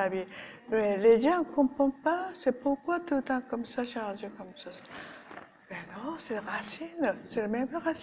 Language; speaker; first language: French; non-native, learner; Japanese